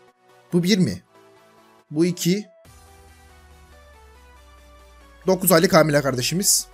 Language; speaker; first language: Turkish; native; Turkish